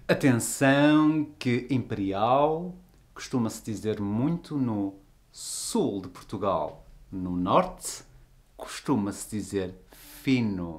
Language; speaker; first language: Portuguese; native; Portuguese